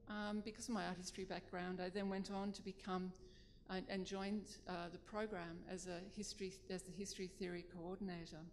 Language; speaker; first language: English; native; English